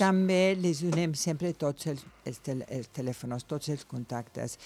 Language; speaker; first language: Catalan; non-native, local second language; Spanish